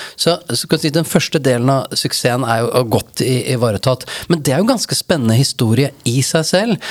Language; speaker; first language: Norwegian; native; Norwegian